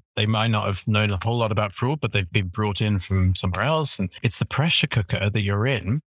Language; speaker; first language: English; native; English